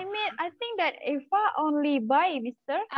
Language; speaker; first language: English; non-native, learner; Malay